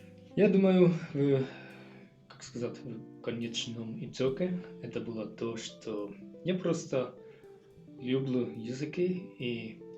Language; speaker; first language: Russian; non-native, learner; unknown